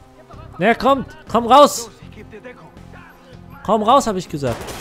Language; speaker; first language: German; native; German